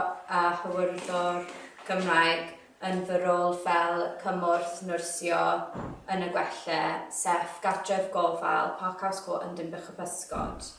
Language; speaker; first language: Welsh; non-native, local second language; English